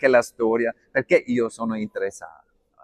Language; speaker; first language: Italian; non-native, learner; Arabic